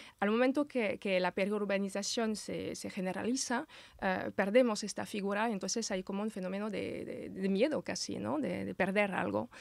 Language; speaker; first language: Spanish; non-native, fluent; French